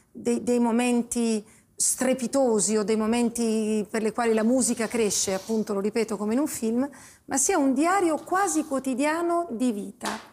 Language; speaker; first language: Italian; native; Italian